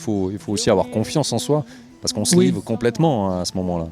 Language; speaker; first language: French; native; French